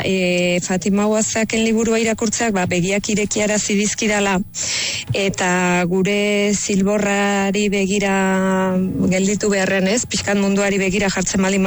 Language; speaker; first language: Basque; native; Basque